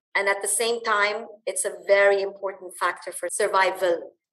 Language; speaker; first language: English; early bilingual, other home language; Arabic